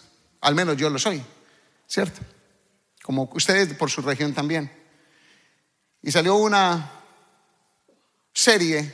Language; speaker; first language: Spanish; native; Spanish